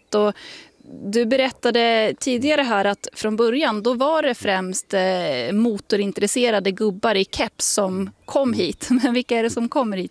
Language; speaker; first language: Swedish; native; Swedish